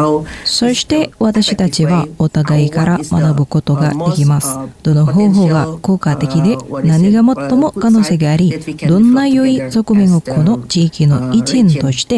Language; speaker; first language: Japanese; non-native, fluent; Indonesian